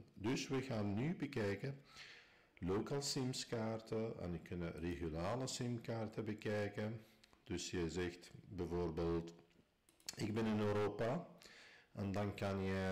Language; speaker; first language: Dutch; non-native, fluent; Arabic